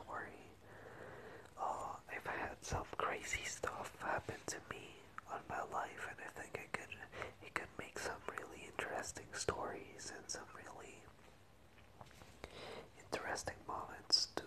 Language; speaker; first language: English; non-native, fluent; Spanish